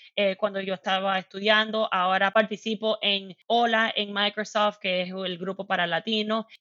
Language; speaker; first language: Spanish; early bilingual, heritage; Spanish